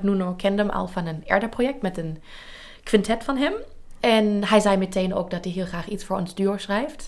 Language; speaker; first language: Dutch; native; Dutch